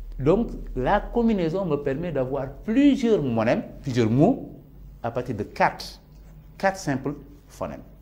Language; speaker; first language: French; non-native, local second language; Serer